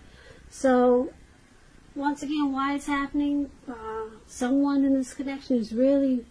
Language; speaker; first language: English; native; English